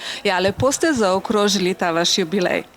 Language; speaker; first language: Slovenian; native; Slovenian